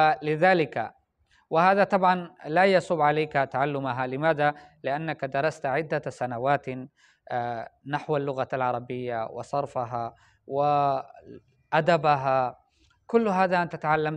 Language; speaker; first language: Arabic; non-native, fluent; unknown